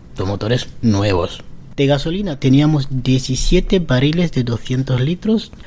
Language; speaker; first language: Spanish; non-native, fluent; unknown